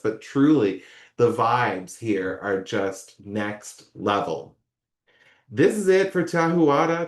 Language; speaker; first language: English; native; English